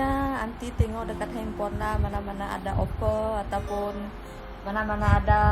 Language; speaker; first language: Malay; native; Malay